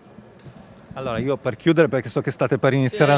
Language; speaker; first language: Italian; native; Italian